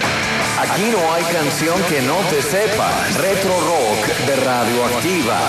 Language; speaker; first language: Spanish; native; Spanish